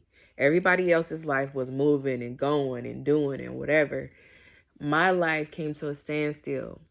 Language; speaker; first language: English; native; English